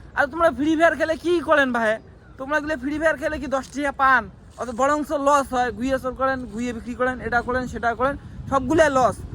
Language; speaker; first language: Bangla; native; Bangla